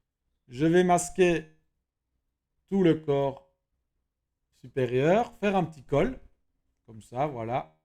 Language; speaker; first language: French; native; French